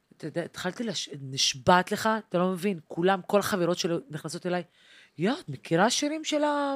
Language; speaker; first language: Hebrew; non-native, local second language; Arabic